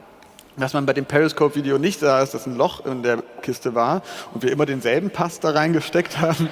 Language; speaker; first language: German; native; German